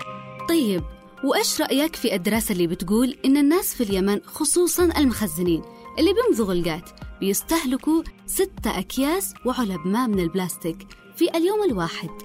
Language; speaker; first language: Arabic; native; Arabic